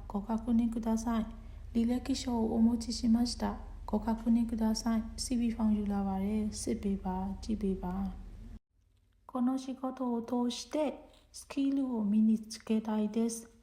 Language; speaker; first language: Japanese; non-native, fluent; Burmese